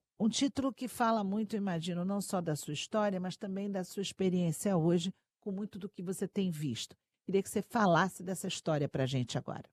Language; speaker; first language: Portuguese; early bilingual, other home language; Spanish